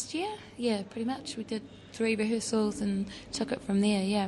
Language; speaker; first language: English; native; English